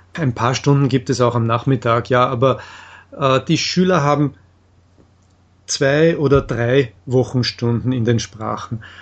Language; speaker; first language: German; native; German